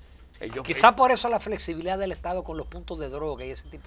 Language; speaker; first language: Spanish; native; Spanish